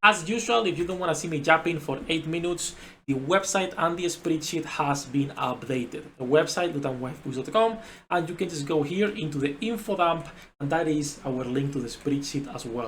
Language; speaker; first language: English; non-native, fluent; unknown